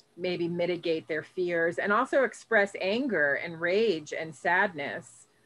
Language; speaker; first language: English; native; English